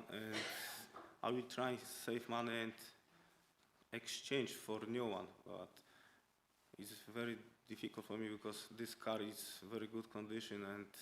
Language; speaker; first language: English; non-native, learner; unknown